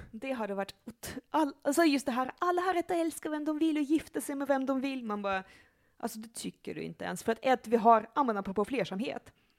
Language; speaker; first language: Swedish; early bilingual, other home language; Russian